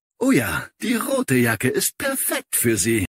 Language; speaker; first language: German; non-native, fluent; Persian